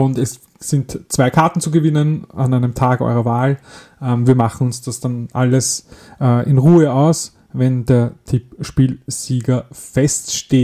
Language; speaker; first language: German; native; German